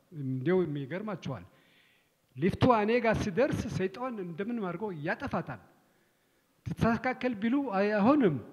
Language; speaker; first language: Amharic; non-native, local second language; Tigrinya